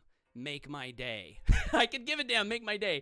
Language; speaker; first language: English; native; English